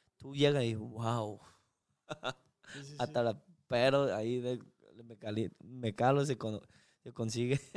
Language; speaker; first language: Spanish; non-native, learner; Chinese